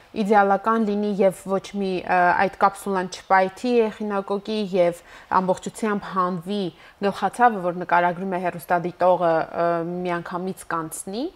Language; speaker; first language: Armenian; native; Armenian